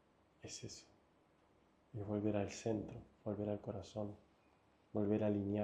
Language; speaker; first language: Spanish; native; Spanish